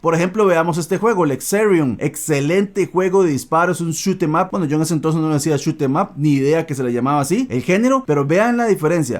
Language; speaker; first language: Spanish; native; Spanish